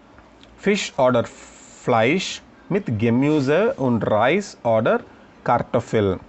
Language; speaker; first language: German; non-native, learner; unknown